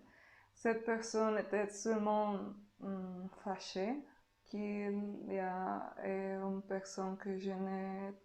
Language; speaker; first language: French; non-native, learner; Spanish